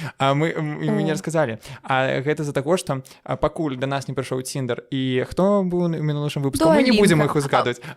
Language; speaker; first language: Belarusian; non-native, local second language; Russian